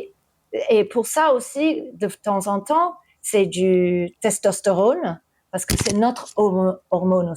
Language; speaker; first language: French; early bilingual, heritage; English